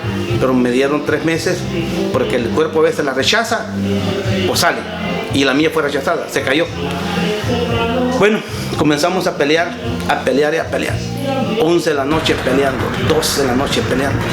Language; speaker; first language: Spanish; native; Spanish